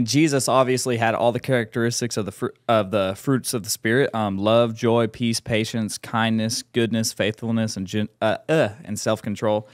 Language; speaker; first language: English; native; English